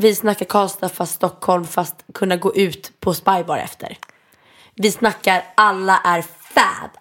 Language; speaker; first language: Swedish; native; Swedish